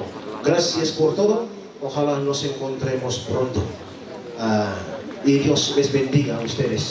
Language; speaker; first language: Spanish; non-native, fluent; Indonesian